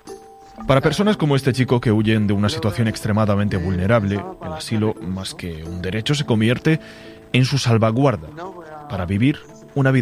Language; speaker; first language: Spanish; native; Spanish